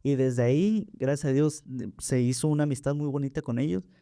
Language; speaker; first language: Spanish; early bilingual, heritage; Spanish